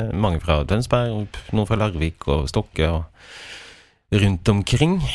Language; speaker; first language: Norwegian; native; Norwegian